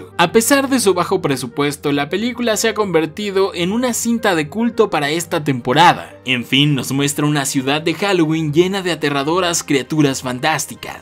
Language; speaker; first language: Spanish; native; Spanish